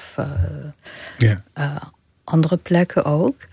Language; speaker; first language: Dutch; non-native, fluent; Arabic